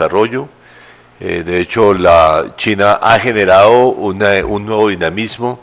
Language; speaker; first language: Spanish; native; Spanish